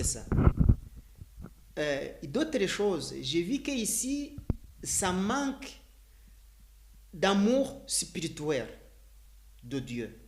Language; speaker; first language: French; non-native, learner; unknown